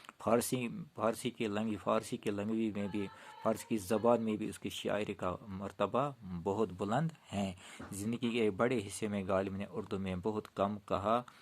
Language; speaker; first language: Urdu; non-native, local second language; Kashmiri